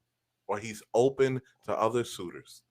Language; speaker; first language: English; native; English